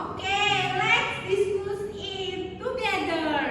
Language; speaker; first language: English; non-native, learner; Indonesian